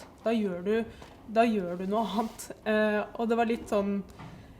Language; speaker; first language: Norwegian; native; Norwegian